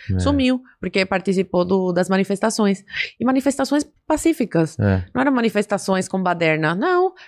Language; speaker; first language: Portuguese; early bilingual, other home language; Spanish